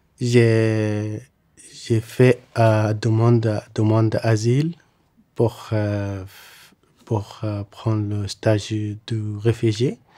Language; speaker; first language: French; non-native, learner; Arabic